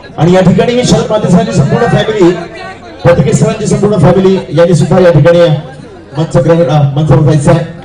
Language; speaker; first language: Marathi; native; Marathi